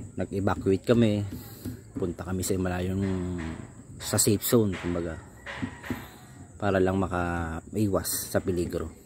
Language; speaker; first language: Filipino; native; Filipino